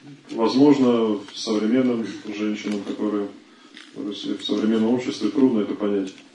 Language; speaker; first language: Russian; native; Russian